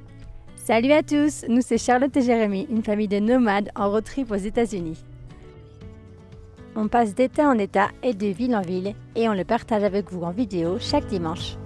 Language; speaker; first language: French; native; French